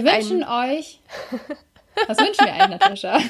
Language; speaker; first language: German; native; German